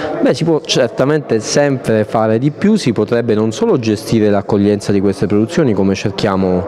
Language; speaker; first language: Italian; native; Italian